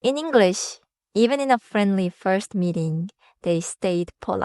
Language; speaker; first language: English; non-native, fluent; Korean